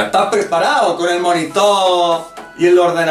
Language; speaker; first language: Spanish; native; Spanish